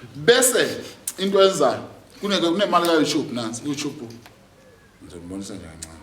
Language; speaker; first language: Zulu; native; Zulu